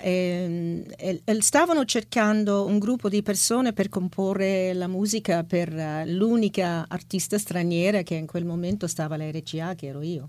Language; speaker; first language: Italian; non-native, fluent; English